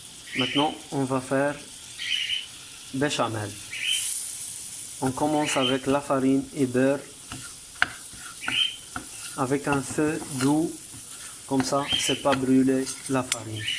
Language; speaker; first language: French; non-native, learner; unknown